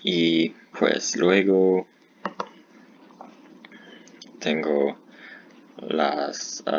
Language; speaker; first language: Spanish; non-native, learner; English